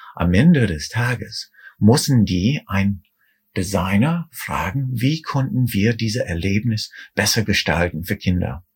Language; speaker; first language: German; non-native, fluent; English